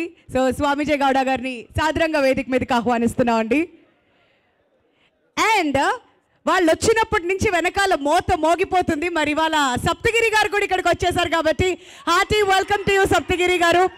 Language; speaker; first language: Telugu; native; Telugu